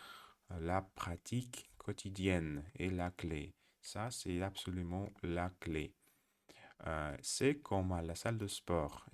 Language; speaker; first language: French; non-native, learner; Russian